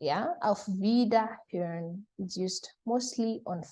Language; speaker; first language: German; non-native, fluent; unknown